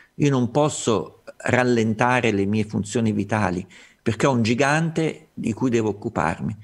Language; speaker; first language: Italian; native; Italian